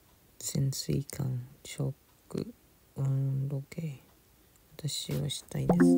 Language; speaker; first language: Japanese; non-native, learner; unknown